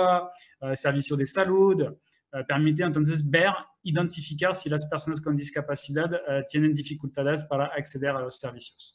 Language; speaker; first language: Spanish; non-native, fluent; French